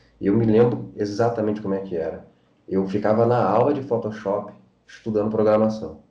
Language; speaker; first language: Portuguese; native; Portuguese